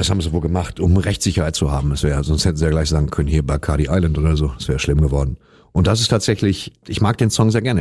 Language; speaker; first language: German; native; German